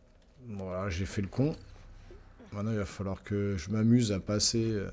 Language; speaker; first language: French; native; French